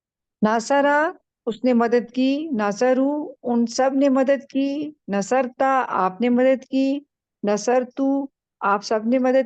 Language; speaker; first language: Hindi; non-native, learner; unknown